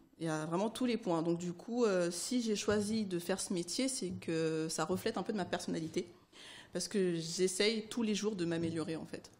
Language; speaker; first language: French; early bilingual, other home language; Haitian Creole